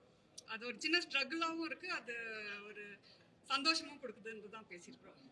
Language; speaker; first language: Tamil; native; Tamil